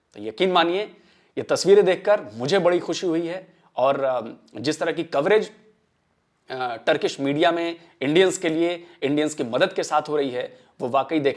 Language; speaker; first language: Hindi; native; Hindi